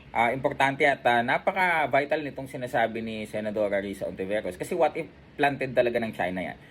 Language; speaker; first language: Filipino; native; Filipino